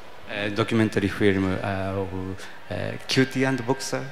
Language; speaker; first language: English; non-native, learner; Japanese